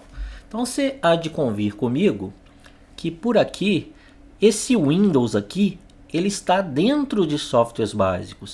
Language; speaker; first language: Portuguese; native; Portuguese